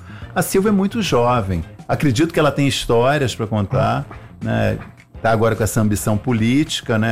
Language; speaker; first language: Portuguese; native; Portuguese